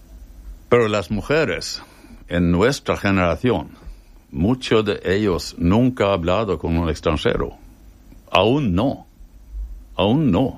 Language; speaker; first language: Spanish; non-native, fluent; Swedish